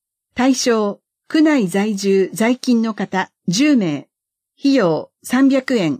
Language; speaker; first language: Japanese; native; Japanese